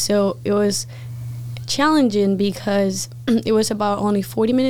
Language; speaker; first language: English; non-native, fluent; Spanish